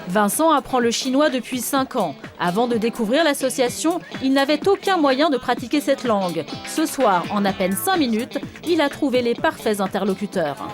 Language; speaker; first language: French; native; French